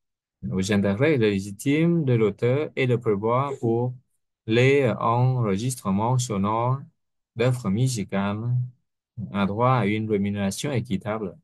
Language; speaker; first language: French; non-native, fluent; Vietnamese